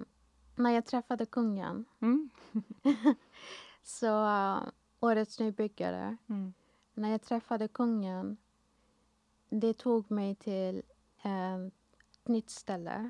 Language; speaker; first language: Swedish; non-native, fluent; Arabic